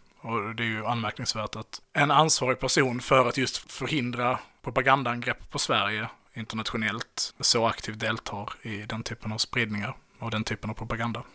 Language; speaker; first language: Swedish; native; Swedish